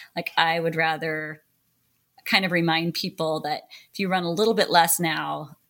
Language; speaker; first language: English; native; English